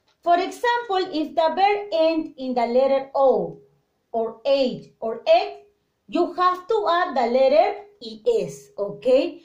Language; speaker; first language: English; non-native, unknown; Spanish